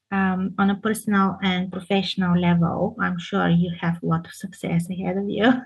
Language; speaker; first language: English; non-native, fluent; Bulgarian